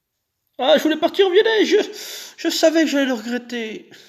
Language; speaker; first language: French; native; French